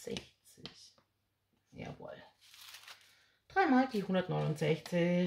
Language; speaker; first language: German; native; German